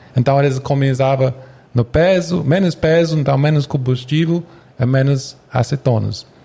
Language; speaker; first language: Portuguese; non-native, fluent; English